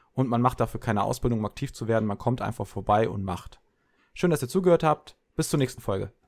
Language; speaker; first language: German; early bilingual, other home language; Serbian